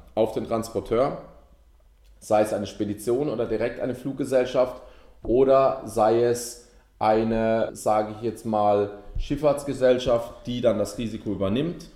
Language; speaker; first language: German; native; German